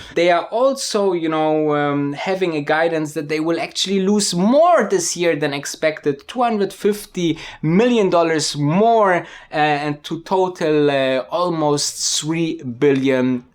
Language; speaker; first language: English; non-native, fluent; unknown